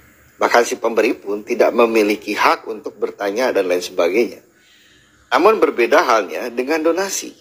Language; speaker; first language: Indonesian; native; Indonesian